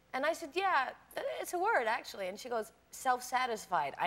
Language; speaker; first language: English; native; English